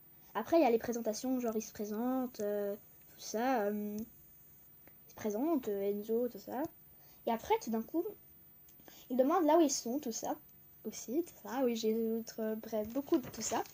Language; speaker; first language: French; native; French